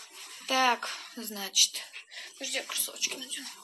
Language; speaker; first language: Russian; native; Russian